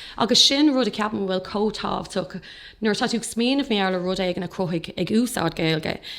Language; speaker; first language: Irish; non-native, local second language; English